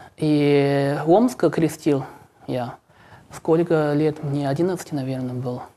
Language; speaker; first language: Russian; non-native, learner; Chinese